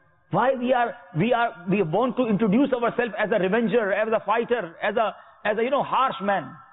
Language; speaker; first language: English; non-native, local second language; Urdu